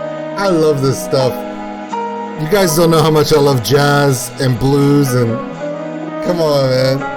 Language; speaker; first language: English; native; English